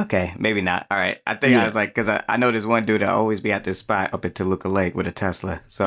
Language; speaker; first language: English; native; English